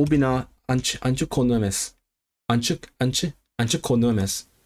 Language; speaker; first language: Uzbek; non-native, learner; Cantonese